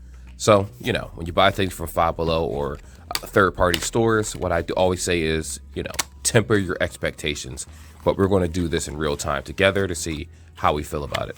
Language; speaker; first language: English; native; English